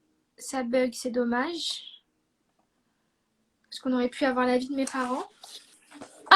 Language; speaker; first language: French; native; French